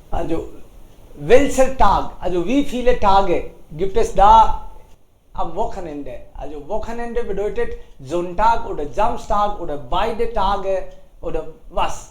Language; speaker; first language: German; non-native, fluent; Hindi